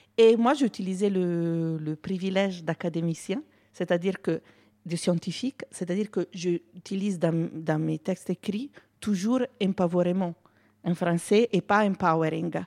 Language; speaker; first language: French; non-native, fluent; Italian